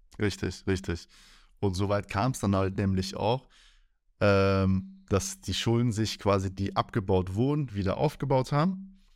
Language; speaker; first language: German; early bilingual, other home language; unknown